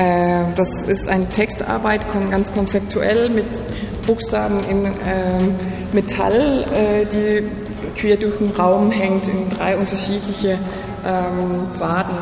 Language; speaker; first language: German; non-native, fluent; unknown